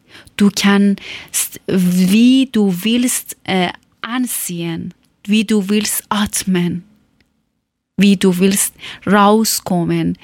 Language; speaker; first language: German; non-native, learner; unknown